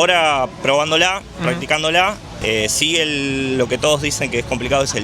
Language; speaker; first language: Spanish; native; Spanish